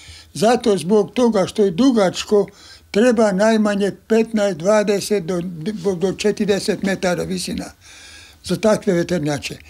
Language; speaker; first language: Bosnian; non-native, local second language; Hungarian